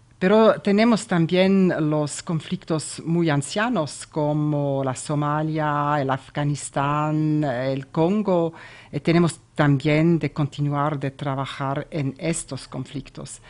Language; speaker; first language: Spanish; non-native, learner; German